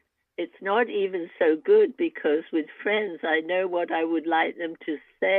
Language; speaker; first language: English; native; English